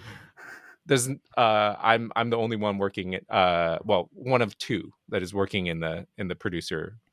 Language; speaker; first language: English; non-native, fluent; Japanese